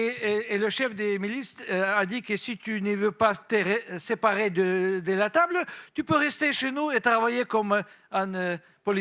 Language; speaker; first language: French; non-native, fluent; Russian